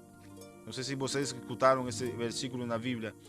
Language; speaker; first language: Portuguese; non-native, fluent; Spanish